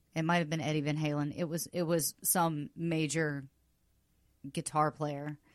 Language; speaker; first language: English; native; English